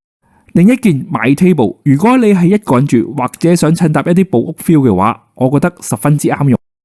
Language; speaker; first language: Cantonese; native; Cantonese